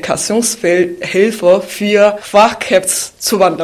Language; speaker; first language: German; non-native, fluent; Chinese